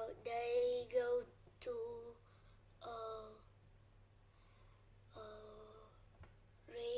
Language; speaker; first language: English; non-native, learner; Vietnamese